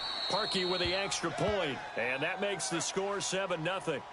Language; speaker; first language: English; native; English